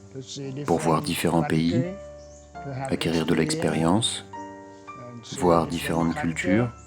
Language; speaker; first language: French; non-native, learner; Thai